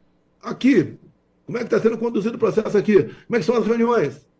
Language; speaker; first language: Portuguese; native; Portuguese